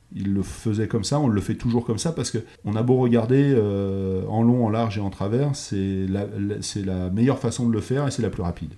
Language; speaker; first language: French; native; French